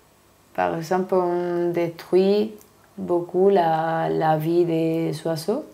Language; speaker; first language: French; non-native, learner; Spanish